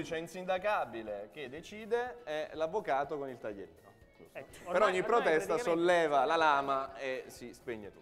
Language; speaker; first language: Italian; native; Italian